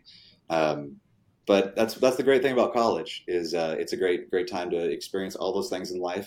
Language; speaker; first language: English; native; English